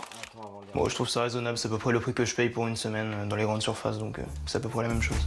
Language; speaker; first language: French; native; French